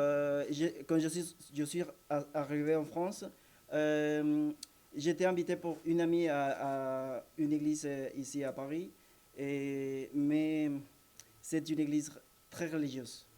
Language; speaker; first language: French; non-native, learner; Spanish